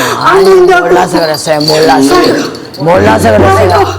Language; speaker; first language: Korean; native; Korean